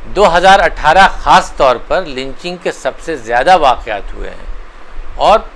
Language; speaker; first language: Hindi; native; Hindi